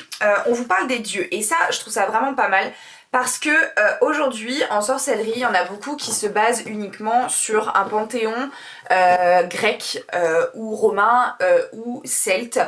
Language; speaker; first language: French; native; French